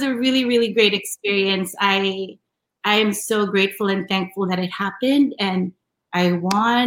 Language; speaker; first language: English; non-native, local second language; Filipino